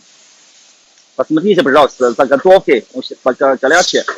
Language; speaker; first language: Russian; non-native, fluent; Chinese